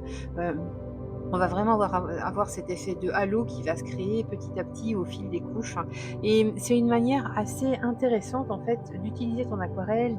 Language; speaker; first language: French; native; French